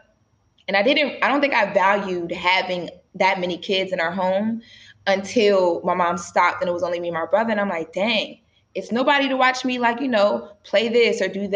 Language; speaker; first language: English; native; English